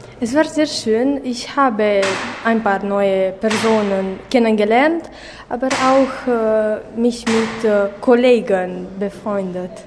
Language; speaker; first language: German; non-native, local second language; Romanian